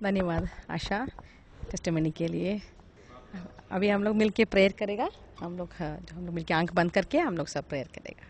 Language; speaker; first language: Hindi; non-native, local second language; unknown